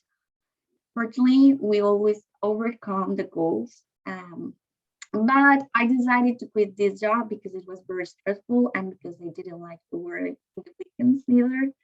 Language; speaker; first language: English; non-native, learner; Spanish